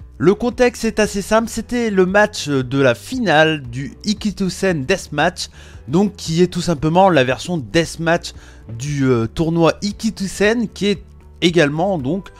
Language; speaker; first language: French; native; French